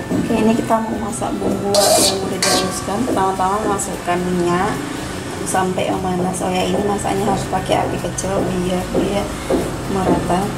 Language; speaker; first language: Indonesian; native; Indonesian